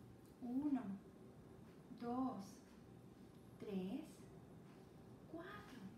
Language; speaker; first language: Spanish; non-native, fluent; English